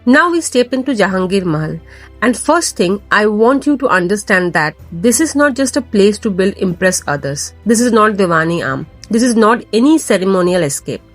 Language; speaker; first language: English; non-native, local second language; Bangla